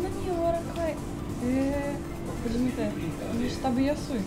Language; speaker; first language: Japanese; non-native, fluent; Russian